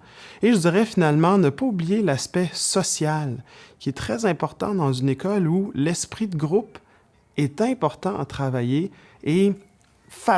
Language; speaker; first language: French; native; French